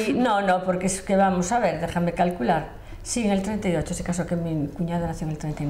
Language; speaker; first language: Spanish; non-native, local second language; Galician